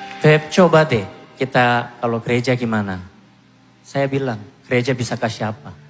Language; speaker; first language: Indonesian; non-native, fluent; Korean